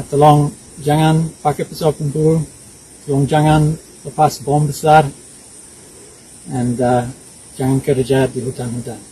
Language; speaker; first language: Indonesian; non-native, learner; English